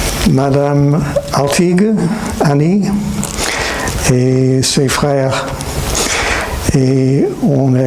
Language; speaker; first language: French; non-native, fluent; English